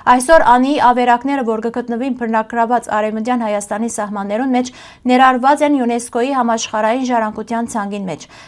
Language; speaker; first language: Armenian; early bilingual, heritage; Armenian